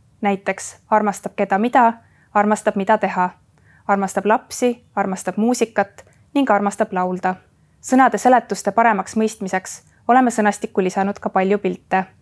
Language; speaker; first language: Estonian; native; Estonian